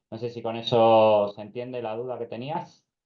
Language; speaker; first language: Spanish; native; Spanish